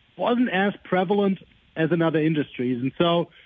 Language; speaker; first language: English; non-native, fluent; German